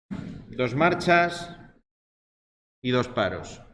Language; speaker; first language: Spanish; native; Spanish